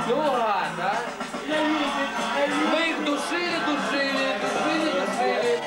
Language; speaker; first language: Russian; native; Russian